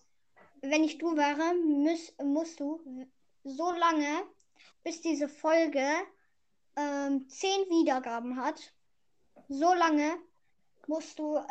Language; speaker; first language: German; native; German